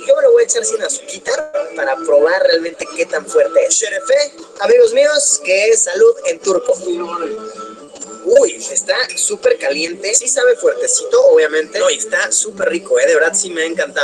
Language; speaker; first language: Spanish; native; Spanish